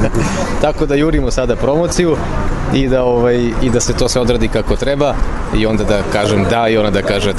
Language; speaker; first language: Serbian; native; Serbian